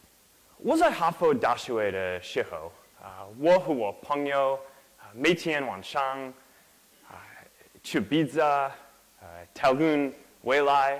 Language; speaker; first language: Chinese; non-native, learner; English